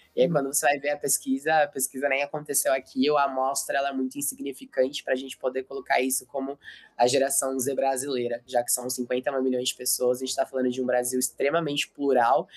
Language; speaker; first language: Portuguese; native; Portuguese